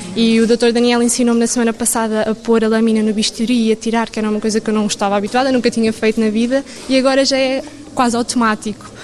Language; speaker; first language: Portuguese; native; Portuguese